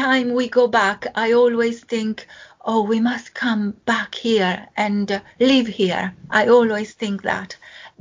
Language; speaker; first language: English; non-native, fluent; Italian